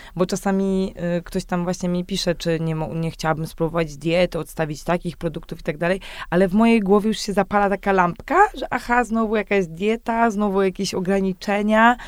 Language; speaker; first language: Polish; native; Polish